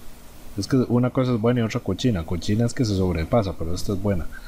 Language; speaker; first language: Spanish; native; Spanish